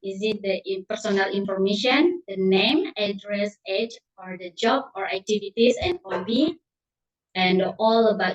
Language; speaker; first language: English; non-native, learner; Indonesian